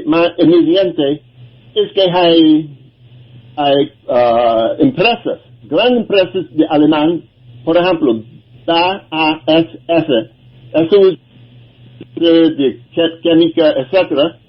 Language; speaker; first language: Spanish; non-native, learner; English